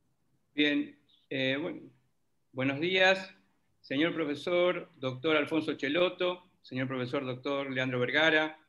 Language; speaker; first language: Spanish; native; Spanish